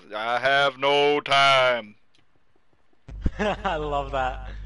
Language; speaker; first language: English; native; English